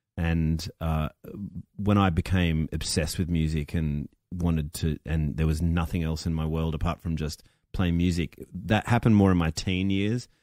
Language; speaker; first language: English; native; English